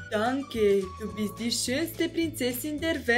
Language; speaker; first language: German; non-native, fluent; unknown